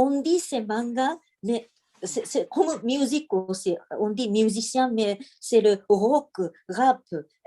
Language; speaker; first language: French; non-native, learner; Japanese